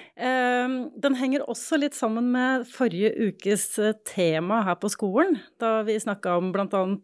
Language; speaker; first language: Norwegian; native; Norwegian